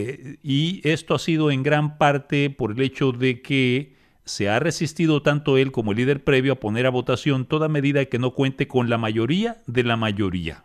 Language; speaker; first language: Spanish; native; Spanish